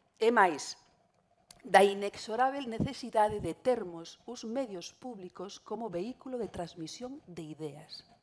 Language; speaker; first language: Galician; non-native, local second language; Spanish